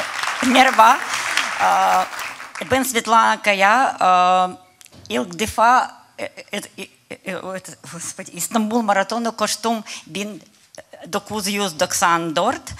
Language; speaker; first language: Turkish; non-native, learner; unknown